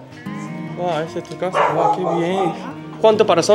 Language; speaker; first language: Spanish; non-native, learner; Japanese